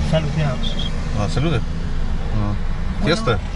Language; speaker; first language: Spanish; non-native, learner; English